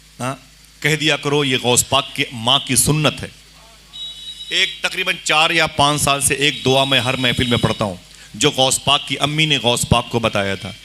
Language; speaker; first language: Hindi; native; Hindi